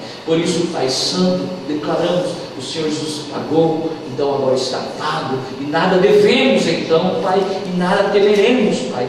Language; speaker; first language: Portuguese; native; Portuguese